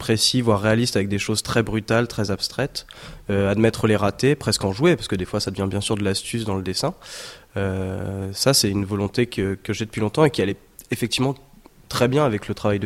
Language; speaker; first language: French; native; French